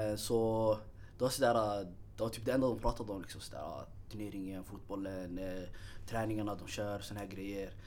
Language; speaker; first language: Swedish; early bilingual, other home language; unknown